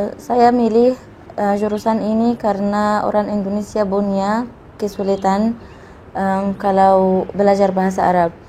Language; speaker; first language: Indonesian; non-native, fluent; Arabic